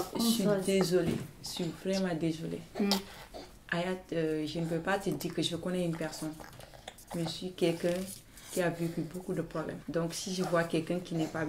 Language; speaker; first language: French; non-native, fluent; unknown